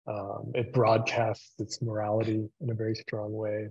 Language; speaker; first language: English; native; English